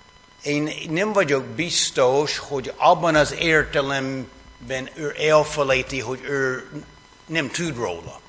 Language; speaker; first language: Hungarian; non-native, fluent; English